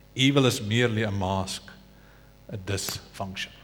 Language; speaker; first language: English; non-native, local second language; Afrikaans